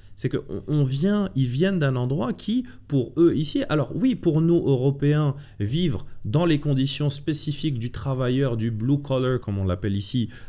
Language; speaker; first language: French; non-native, local second language; Arabic